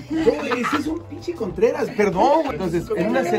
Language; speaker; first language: Spanish; native; Spanish